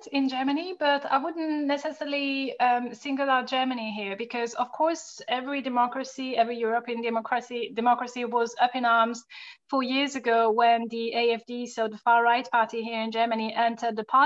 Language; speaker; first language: English; non-native, fluent; French